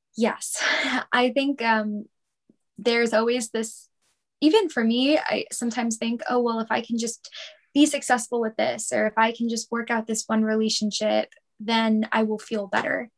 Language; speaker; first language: English; native; English